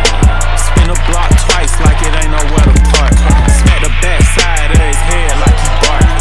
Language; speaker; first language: English; native; English